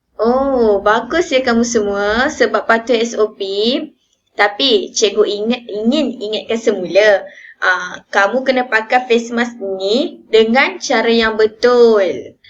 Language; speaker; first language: Malay; native; Malay